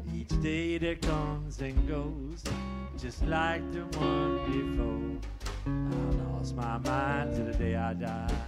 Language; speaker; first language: English; native; English